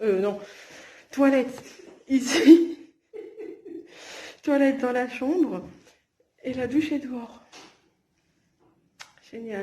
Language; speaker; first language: French; native; French